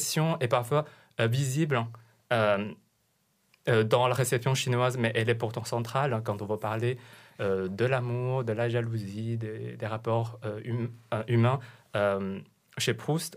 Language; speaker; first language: French; non-native, fluent; Chinese